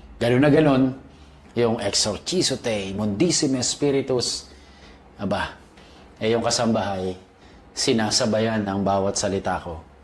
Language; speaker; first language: Filipino; native; Filipino